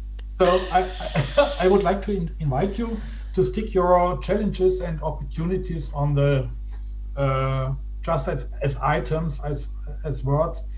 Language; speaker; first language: English; non-native, fluent; German